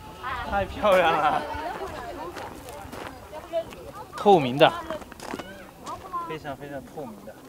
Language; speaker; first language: Chinese; non-native, fluent; Japanese